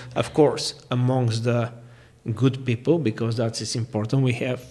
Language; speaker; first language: English; non-native, fluent; Bulgarian